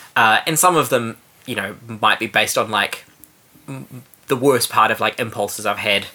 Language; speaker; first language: English; native; English